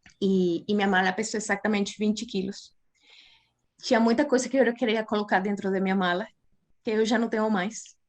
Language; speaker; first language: Portuguese; non-native, fluent; Spanish